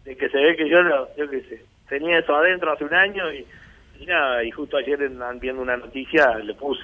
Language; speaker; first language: Spanish; native; Spanish